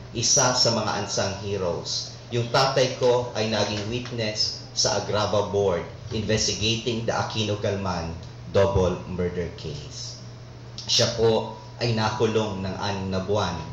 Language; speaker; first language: Filipino; non-native, local second language; Bikol